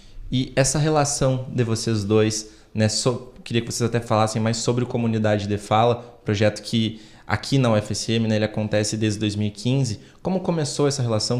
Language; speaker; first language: Portuguese; native; Portuguese